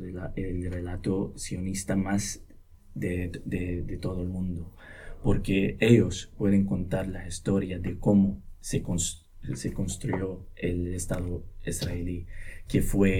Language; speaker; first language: Spanish; non-native, local second language; Arabic